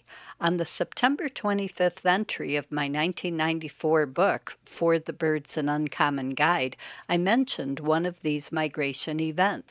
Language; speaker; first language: English; native; English